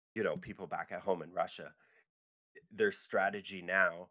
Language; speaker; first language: English; native; English